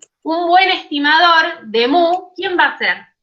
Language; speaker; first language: Spanish; native; Spanish